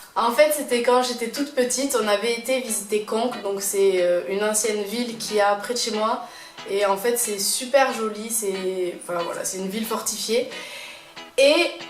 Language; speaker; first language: French; native; French